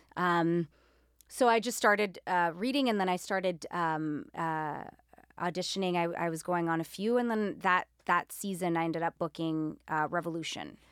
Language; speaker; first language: English; non-native, fluent; Greek